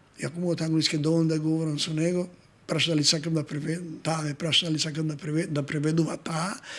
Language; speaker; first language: Macedonian; non-native, local second language; Serbian